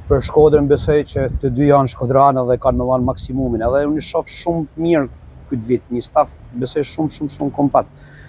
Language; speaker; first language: Albanian; native; Albanian